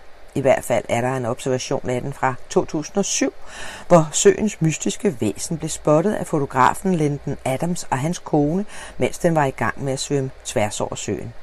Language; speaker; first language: Danish; native; Danish